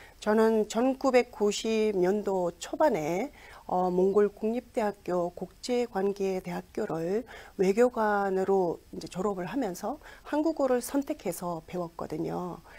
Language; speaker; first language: Korean; non-native, fluent; Mongolian